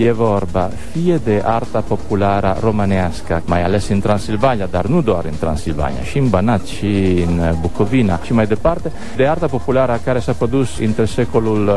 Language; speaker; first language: Romanian; non-native, fluent; Italian